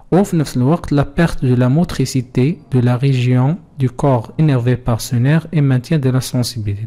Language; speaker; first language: French; non-native, local second language; Arabic